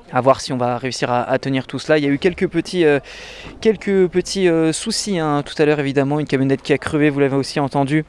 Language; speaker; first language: French; native; French